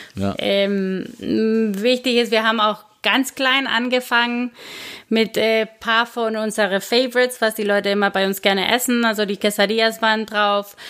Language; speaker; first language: German; non-native, fluent; Spanish